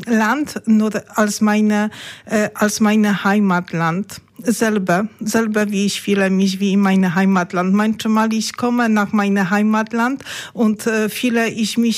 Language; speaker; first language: German; non-native, learner; Polish